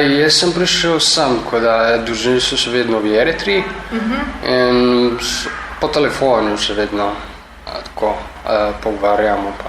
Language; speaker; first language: Slovenian; non-native, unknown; Tigrinya